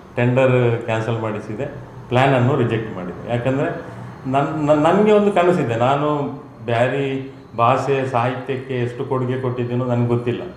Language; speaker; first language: Kannada; non-native, local second language; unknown